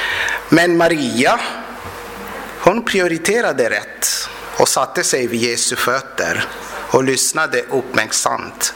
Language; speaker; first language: Swedish; non-native, fluent; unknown